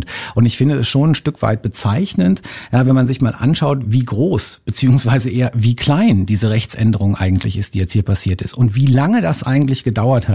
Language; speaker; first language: German; native; German